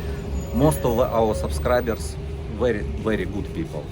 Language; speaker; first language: English; non-native, learner; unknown